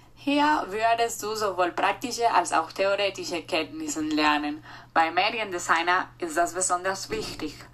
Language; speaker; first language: German; non-native, learner; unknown